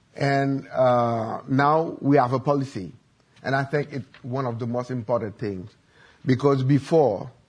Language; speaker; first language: English; non-native, learner; Haitian Creole